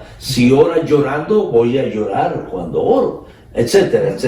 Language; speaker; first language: Spanish; native; Spanish